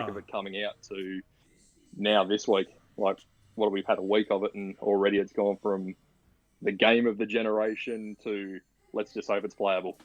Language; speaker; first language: English; native; English